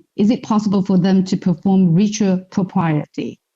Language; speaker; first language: English; non-native, fluent; Chinese